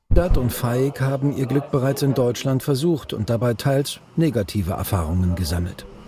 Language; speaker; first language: German; native; German